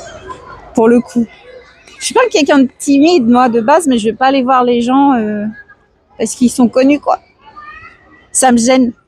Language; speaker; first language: French; native; French